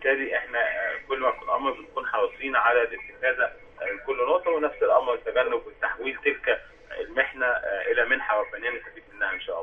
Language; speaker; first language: Arabic; native; Arabic